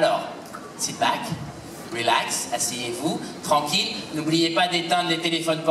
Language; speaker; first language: French; native; French